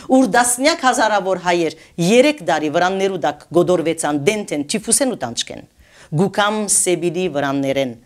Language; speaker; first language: Armenian; native; Armenian